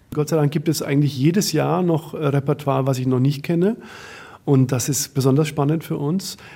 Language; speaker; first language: German; native; German